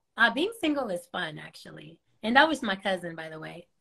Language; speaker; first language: English; early bilingual, other home language; Spanish